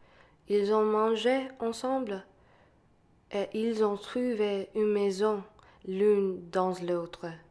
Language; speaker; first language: French; non-native, learner; English